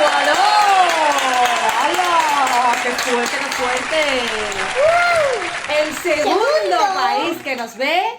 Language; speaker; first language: Spanish; native; Spanish